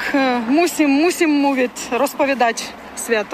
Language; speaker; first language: Polish; non-native, learner; Ukrainian